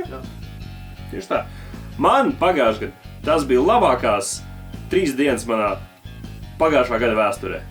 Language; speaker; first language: Latvian; native; Latvian